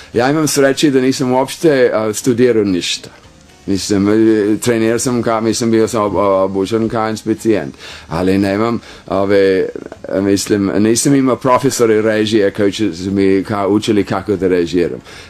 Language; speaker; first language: Croatian; non-native, fluent; English